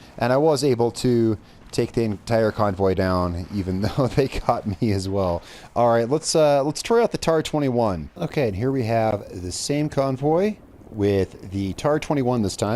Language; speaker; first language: English; native; English